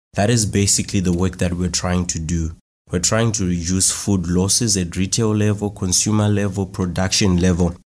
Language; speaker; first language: English; non-native, local second language; Shona